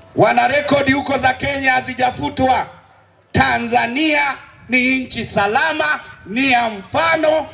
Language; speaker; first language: Swahili; native; Swahili